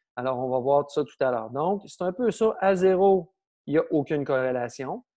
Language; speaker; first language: French; native; French